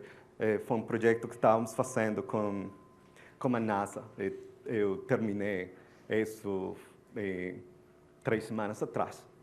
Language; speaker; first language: Portuguese; non-native, learner; Spanish